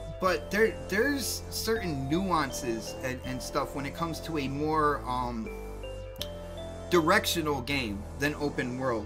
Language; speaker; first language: English; native; English